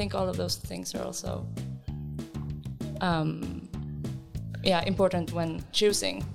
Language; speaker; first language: English; non-native, fluent; Swedish